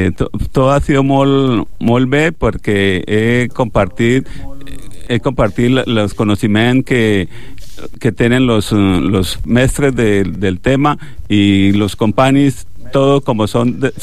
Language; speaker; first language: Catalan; non-native, learner; Spanish